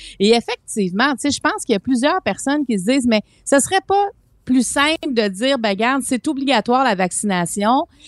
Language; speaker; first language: French; native; French